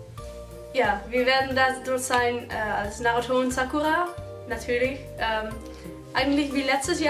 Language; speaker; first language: German; non-native, fluent; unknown